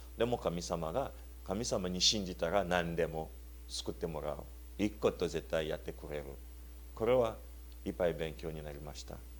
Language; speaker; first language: Japanese; non-native, learner; Luba-Lulua